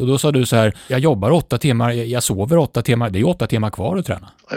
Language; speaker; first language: Swedish; native; Swedish